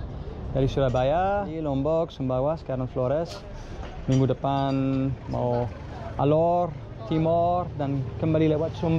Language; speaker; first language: Indonesian; non-native, learner; English